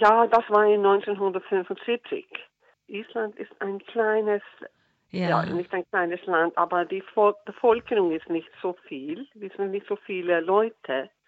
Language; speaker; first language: German; non-native, learner; Icelandic